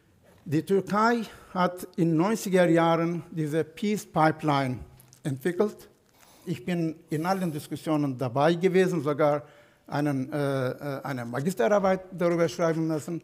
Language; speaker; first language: German; non-native, fluent; Turkish